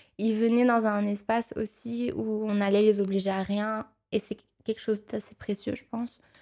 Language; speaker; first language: French; non-native, local second language; Arabic